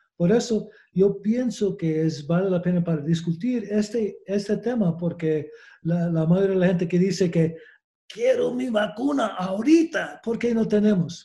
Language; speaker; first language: Spanish; non-native, learner; English